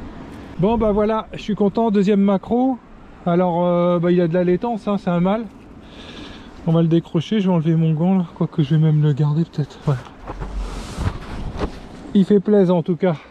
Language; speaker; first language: French; native; French